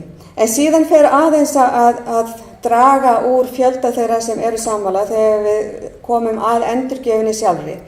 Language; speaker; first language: Icelandic; native; Icelandic